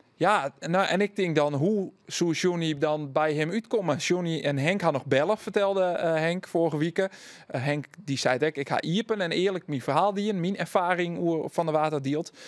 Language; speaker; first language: Dutch; native; Dutch